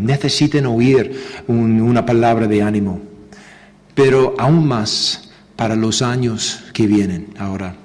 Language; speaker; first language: Spanish; non-native, fluent; English